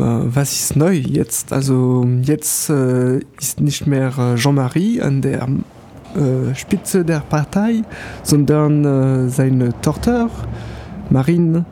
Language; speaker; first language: German; non-native, learner; French